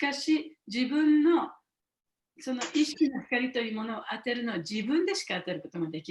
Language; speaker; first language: Japanese; native; Japanese